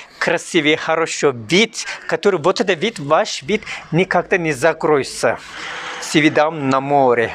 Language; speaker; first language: Russian; non-native, learner; Turkish